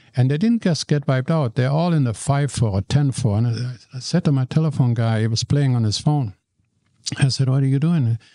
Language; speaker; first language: English; non-native, fluent; German